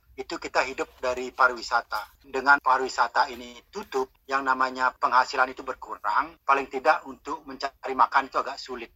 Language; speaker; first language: Indonesian; non-native, local second language; Balinese